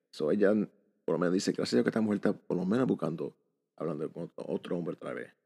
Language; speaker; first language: Spanish; early bilingual, heritage; Spanish